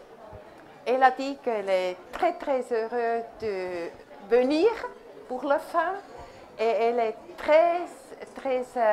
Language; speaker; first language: French; non-native, learner; German